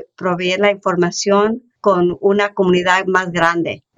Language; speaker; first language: Spanish; early bilingual, heritage; Spanish